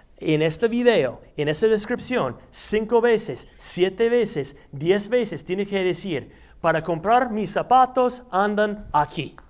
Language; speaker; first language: Spanish; non-native, fluent; English